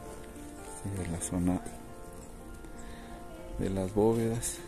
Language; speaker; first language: Spanish; native; Spanish